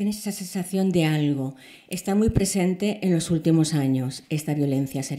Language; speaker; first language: Spanish; native; Spanish